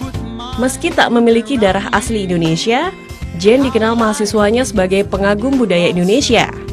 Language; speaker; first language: Indonesian; native; Indonesian